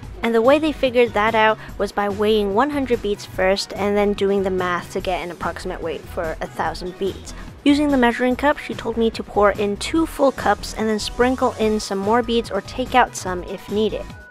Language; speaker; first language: English; early bilingual, other home language; Chinese